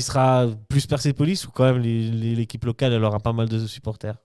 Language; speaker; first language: French; native; French